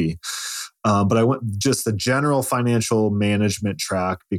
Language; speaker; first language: English; native; English